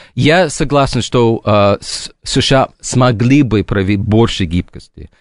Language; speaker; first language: Russian; non-native, fluent; English